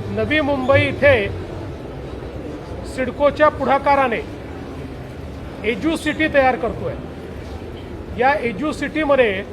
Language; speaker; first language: Marathi; native; Marathi